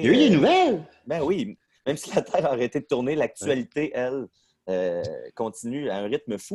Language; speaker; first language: French; native; French